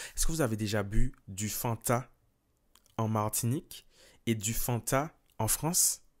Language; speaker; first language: French; native; French